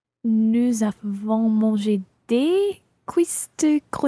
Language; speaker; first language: French; non-native, learner; English